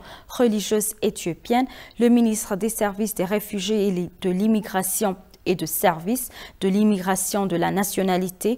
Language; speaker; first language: French; non-native, fluent; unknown